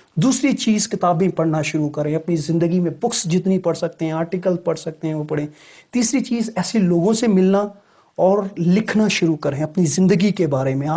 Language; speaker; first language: Urdu; non-native, local second language; Punjabi